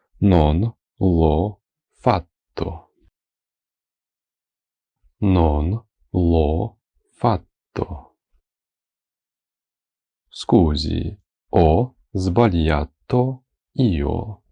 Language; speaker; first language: Italian; non-native, fluent; Ukrainian